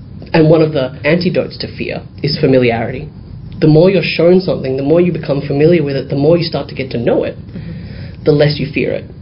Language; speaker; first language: English; native; English